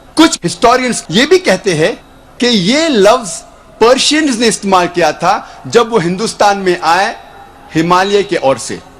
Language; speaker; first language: Urdu; non-native, local second language; Konkani